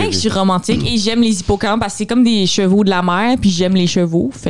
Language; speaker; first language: French; native; French